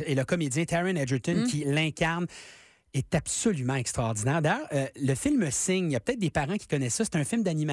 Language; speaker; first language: French; native; French